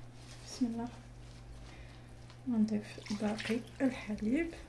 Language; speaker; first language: Arabic; native; Arabic